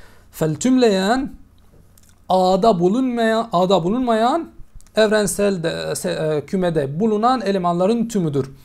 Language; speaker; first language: Turkish; non-native, fluent; Arabic